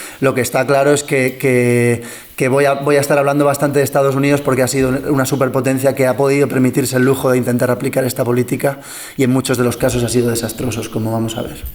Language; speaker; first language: Spanish; early bilingual, other home language; English